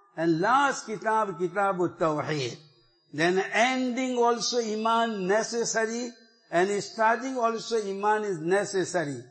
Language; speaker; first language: English; non-native, learner; Urdu